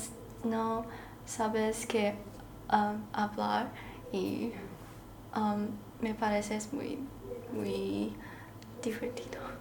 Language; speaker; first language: Spanish; non-native, learner; Chinese